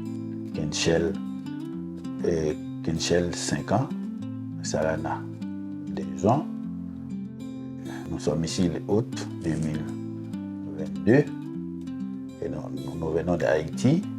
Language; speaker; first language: French; non-native, learner; Haitian Creole